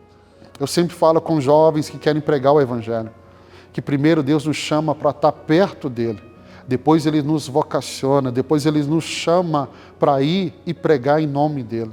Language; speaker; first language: Portuguese; native; Portuguese